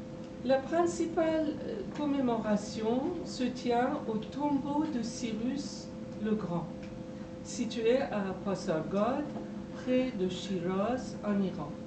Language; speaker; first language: French; non-native, fluent; Persian